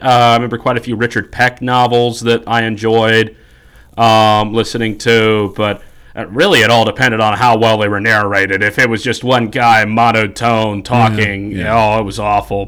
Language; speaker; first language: English; native; English